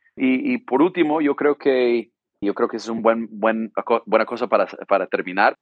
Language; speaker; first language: Spanish; non-native, fluent; English